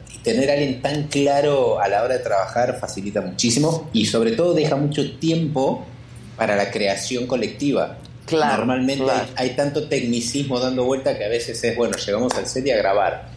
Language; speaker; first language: Spanish; native; Spanish